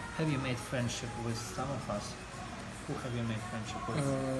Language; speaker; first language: English; non-native, fluent; Russian